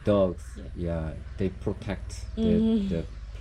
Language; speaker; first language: English; non-native, learner; Korean